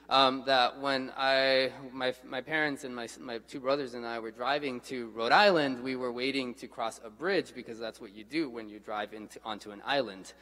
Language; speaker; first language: English; native; English